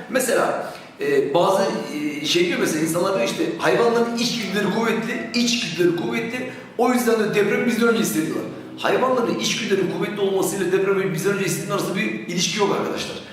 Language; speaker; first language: Turkish; native; Turkish